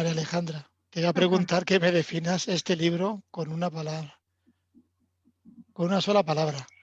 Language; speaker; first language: Spanish; native; Spanish